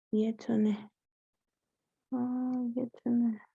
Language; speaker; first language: Korean; non-native, learner; Spanish